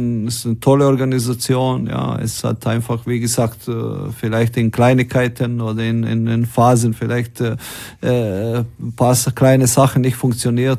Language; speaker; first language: German; non-native, fluent; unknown